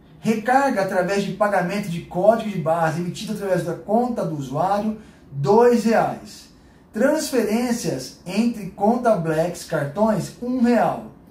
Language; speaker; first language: Portuguese; native; Portuguese